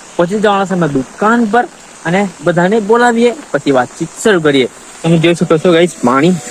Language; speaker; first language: Gujarati; native; Gujarati